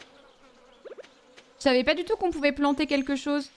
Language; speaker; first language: French; native; French